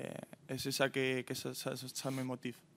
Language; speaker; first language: French; non-native, fluent; Spanish